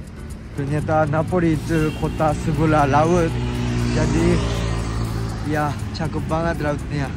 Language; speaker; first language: Indonesian; non-native, fluent; Japanese